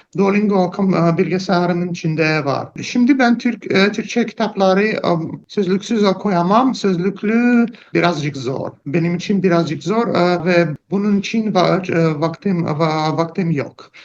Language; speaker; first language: Turkish; non-native, learner; Russian